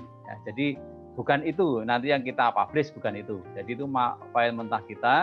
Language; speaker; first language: Indonesian; native; Indonesian